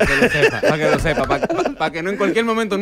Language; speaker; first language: Spanish; native; Spanish